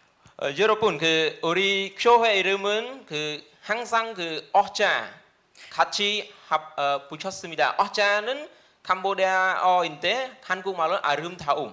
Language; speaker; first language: Korean; non-native, learner; Khmer